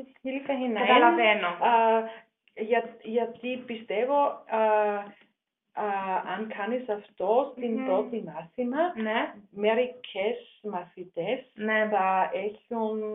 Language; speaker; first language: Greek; non-native, learner; German